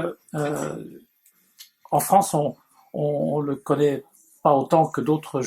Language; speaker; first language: French; native; French